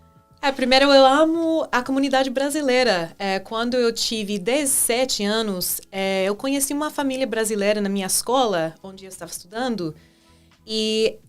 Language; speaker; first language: Portuguese; non-native, fluent; English